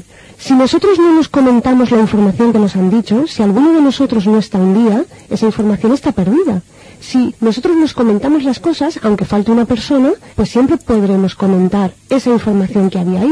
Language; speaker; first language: Spanish; native; Spanish